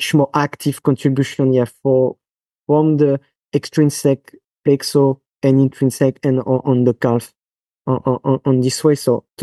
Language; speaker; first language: English; non-native, fluent; French